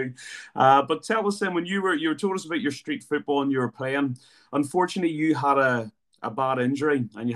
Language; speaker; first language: English; native; English